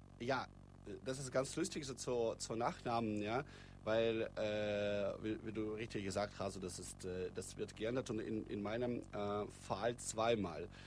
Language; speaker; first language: German; non-native, fluent; Russian